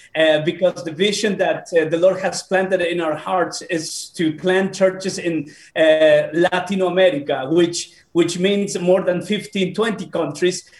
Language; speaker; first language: English; non-native, fluent; Spanish